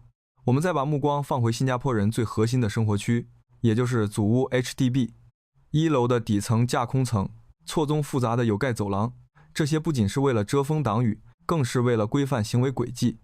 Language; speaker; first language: Chinese; native; Chinese